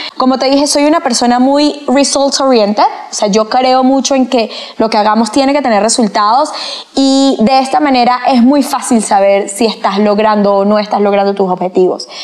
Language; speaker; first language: Spanish; native; Spanish